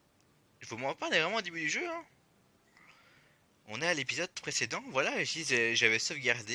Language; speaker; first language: French; native; French